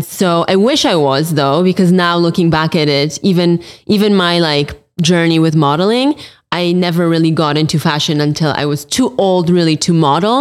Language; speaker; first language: English; early bilingual, other home language; Polish